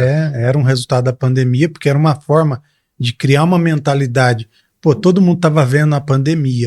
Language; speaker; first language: Portuguese; native; Portuguese